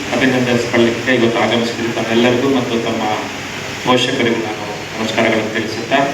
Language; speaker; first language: Kannada; native; Kannada